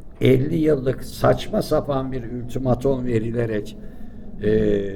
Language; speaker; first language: Turkish; native; Turkish